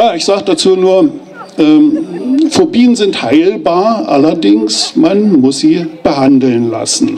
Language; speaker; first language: German; native; German